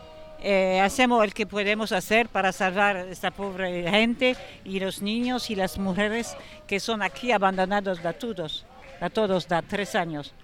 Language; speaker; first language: Spanish; non-native, learner; French